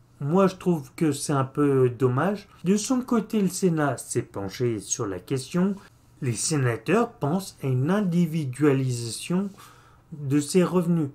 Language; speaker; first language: French; native; French